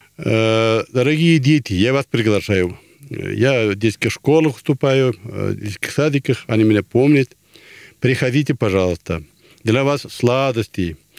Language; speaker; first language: Russian; non-native, local second language; Tatar